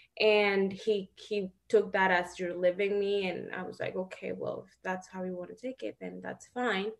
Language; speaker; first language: English; non-native, fluent; Spanish